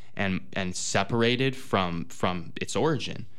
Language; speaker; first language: English; native; English